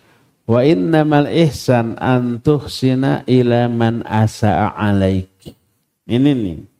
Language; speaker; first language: Indonesian; non-native, local second language; Sundanese